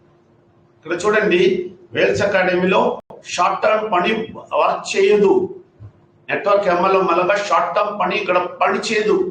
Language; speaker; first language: Telugu; non-native, fluent; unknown